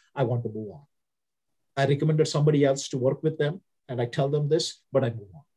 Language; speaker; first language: English; non-native, local second language; Telugu